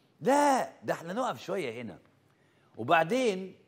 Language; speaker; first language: Arabic; native; Arabic